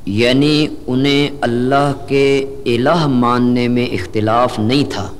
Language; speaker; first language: Urdu; non-native, local second language; Punjabi